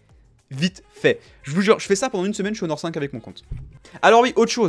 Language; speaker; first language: French; native; French